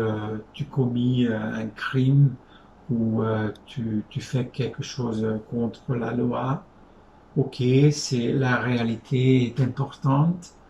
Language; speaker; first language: French; non-native, fluent; Hungarian